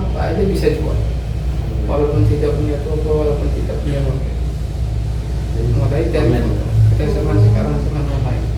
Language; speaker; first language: Indonesian; non-native, learner; Arabic